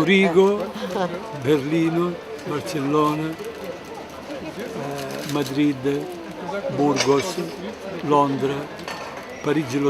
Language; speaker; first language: Italian; native; Italian